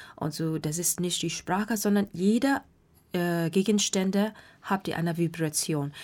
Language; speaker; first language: German; non-native, learner; Burmese